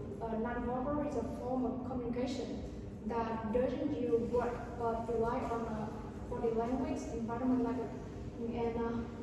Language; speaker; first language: English; non-native, learner; Vietnamese